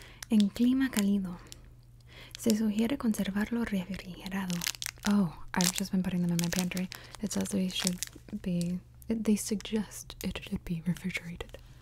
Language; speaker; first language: English; native; English